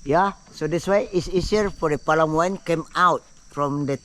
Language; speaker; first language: English; non-native, fluent; Indonesian